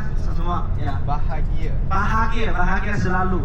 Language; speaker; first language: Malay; non-native, fluent; Chinese